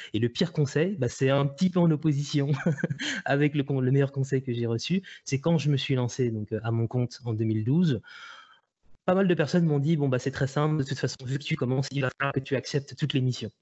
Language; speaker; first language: French; native; French